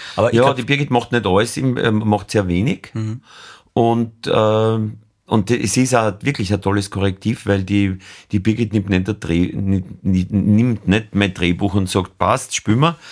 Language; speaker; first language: German; native; German